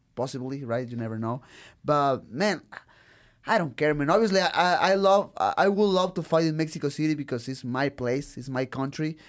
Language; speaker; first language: English; non-native, learner; Spanish